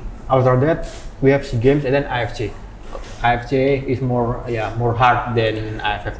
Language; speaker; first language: English; non-native, learner; Indonesian